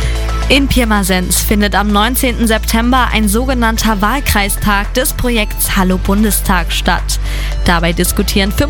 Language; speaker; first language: German; native; German